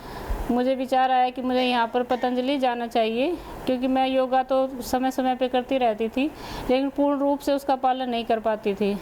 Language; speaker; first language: Hindi; native; Hindi